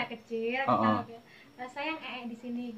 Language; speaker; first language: Indonesian; native; Indonesian